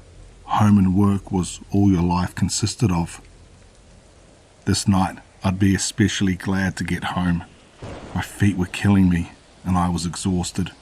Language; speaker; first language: English; native; English